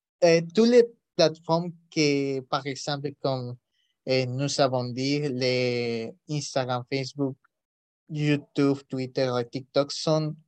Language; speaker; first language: French; non-native, learner; Spanish